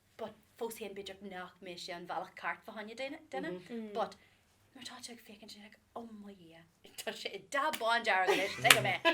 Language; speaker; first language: Irish; non-native, local second language; English